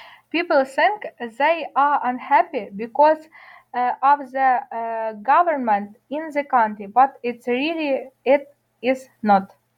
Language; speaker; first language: English; non-native, learner; Ukrainian